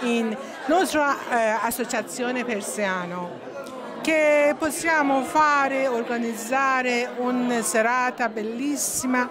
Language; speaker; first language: Italian; non-native, learner; Persian